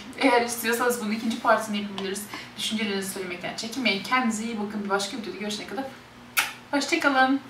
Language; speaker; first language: Turkish; native; Turkish